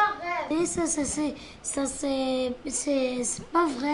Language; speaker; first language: French; non-native, learner; Arabic